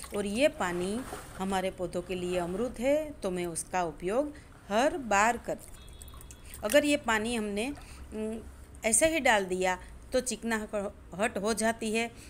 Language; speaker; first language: Hindi; non-native, local second language; Gujarati